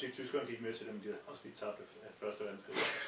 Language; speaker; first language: Danish; native; Danish